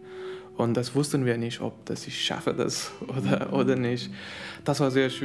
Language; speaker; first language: German; non-native, fluent; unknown